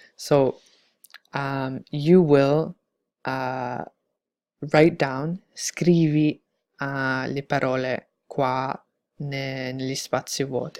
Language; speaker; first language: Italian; non-native, fluent; English